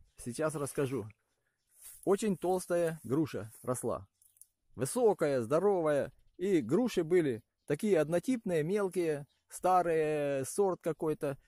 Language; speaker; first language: Russian; non-native, local second language; Ukrainian